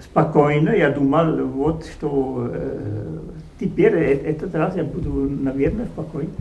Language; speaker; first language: Russian; non-native, learner; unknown